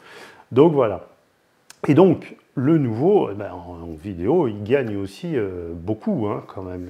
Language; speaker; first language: French; native; French